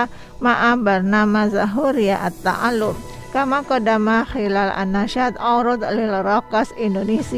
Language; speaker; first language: Arabic; non-native, fluent; Indonesian